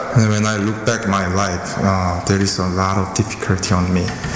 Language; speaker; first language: English; non-native, fluent; Korean